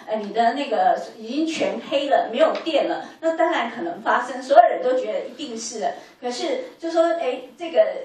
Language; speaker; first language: Chinese; native; Chinese